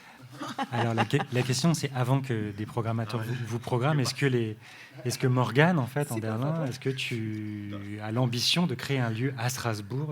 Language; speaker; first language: French; native; French